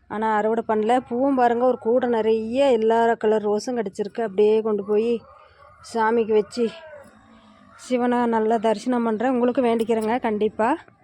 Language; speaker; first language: Tamil; non-native, local second language; Telugu